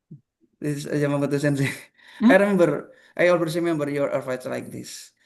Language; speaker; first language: English; non-native, learner; Indonesian